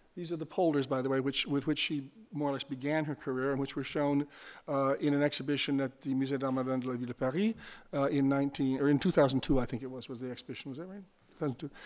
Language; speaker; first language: English; native; English